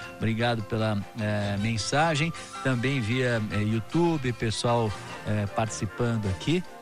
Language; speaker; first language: Portuguese; native; Portuguese